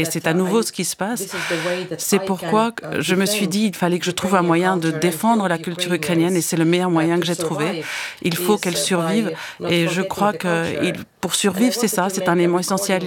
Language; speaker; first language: French; non-native, fluent; Ukrainian